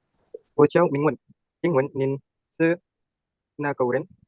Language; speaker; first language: Chinese; non-native, learner; Indonesian